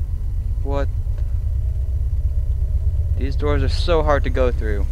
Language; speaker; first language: English; native; English